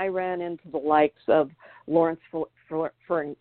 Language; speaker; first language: English; native; English